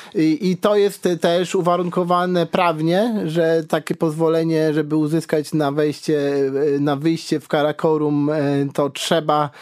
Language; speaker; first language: Polish; native; Polish